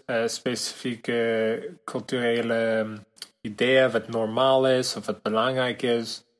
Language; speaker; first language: Dutch; non-native, learner; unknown